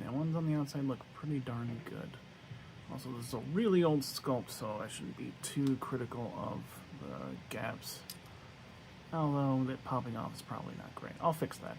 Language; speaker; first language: English; native; English